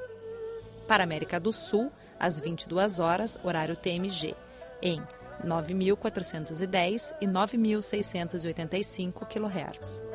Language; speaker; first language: Portuguese; native; Portuguese